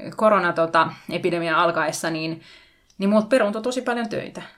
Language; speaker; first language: Finnish; non-native, local second language; Tatar